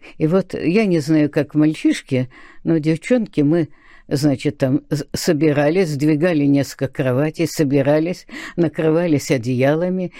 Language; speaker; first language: Russian; early bilingual, other home language; Spanish